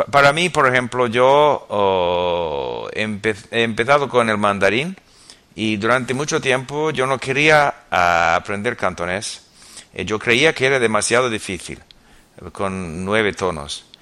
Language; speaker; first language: Spanish; non-native, fluent; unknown